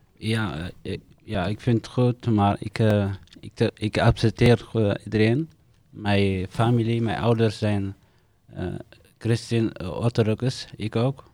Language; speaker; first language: Dutch; non-native, learner; Tigrinya